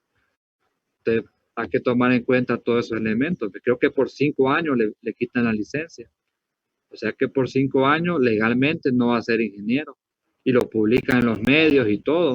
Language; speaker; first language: Spanish; native; Spanish